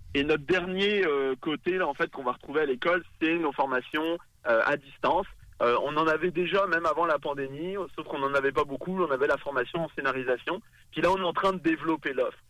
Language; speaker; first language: French; native; French